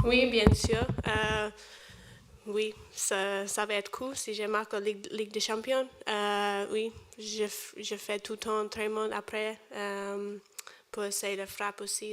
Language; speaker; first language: French; non-native, learner; English